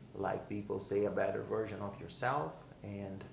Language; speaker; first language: English; non-native, fluent; Portuguese